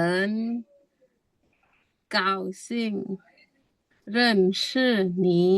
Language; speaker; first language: Chinese; non-native, learner; Indonesian